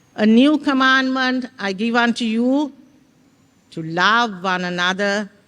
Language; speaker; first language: English; non-native, local second language; Sinhala